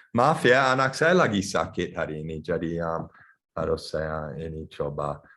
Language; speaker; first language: Indonesian; non-native, fluent; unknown